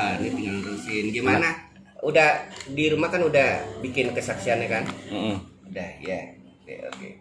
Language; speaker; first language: Indonesian; native; Indonesian